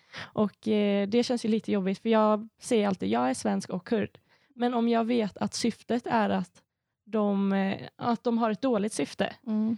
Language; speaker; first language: Swedish; native; Swedish